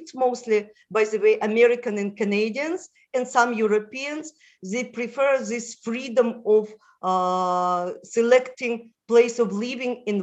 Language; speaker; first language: English; non-native, fluent; Russian